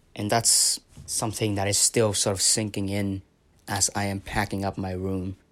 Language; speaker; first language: English; non-native, fluent; Vietnamese